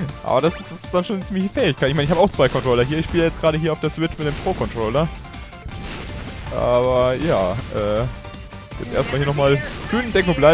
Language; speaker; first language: German; native; German